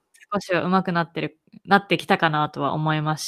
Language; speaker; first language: Japanese; native; Japanese